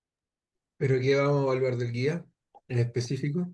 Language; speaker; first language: Spanish; native; Spanish